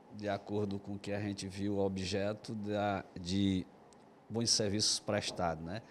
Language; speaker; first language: Portuguese; native; Portuguese